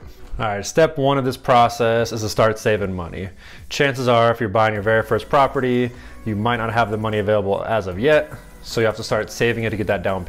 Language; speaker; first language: English; native; English